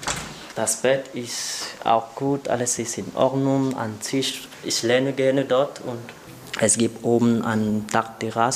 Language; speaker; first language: German; non-native, learner; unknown